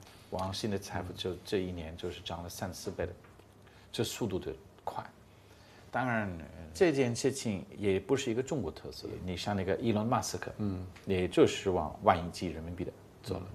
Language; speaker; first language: Chinese; non-native, fluent; English